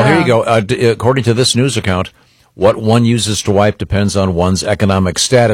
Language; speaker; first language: English; native; English